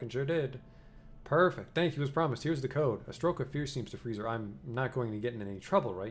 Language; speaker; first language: English; native; English